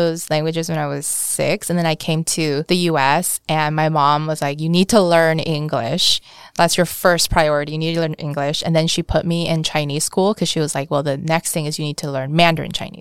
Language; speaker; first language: English; early bilingual, other home language; Vietnamese